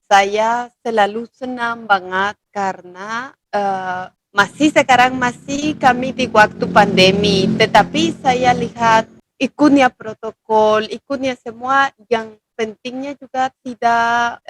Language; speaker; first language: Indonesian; non-native, fluent; Spanish